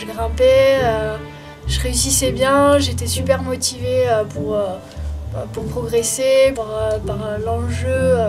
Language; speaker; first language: French; native; French